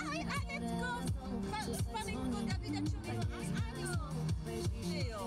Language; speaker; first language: Czech; native; Czech